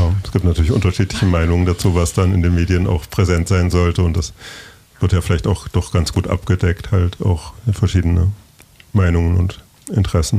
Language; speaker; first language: German; native; German